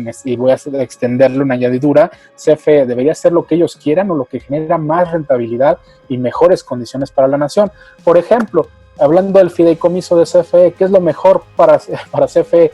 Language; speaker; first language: Spanish; native; Spanish